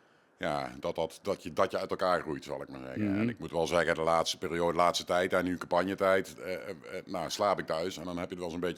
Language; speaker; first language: Dutch; native; Dutch